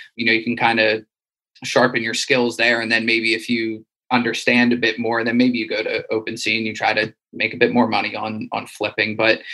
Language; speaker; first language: English; native; English